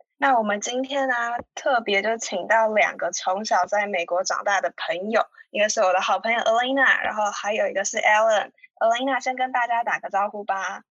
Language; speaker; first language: Chinese; native; Chinese